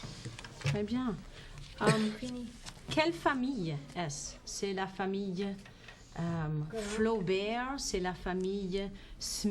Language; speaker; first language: French; non-native, fluent; English